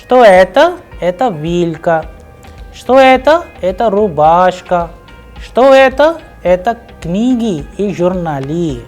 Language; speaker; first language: Russian; non-native, fluent; Hindi